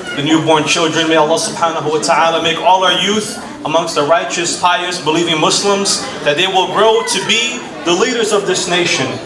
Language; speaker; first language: English; non-native, fluent; Portuguese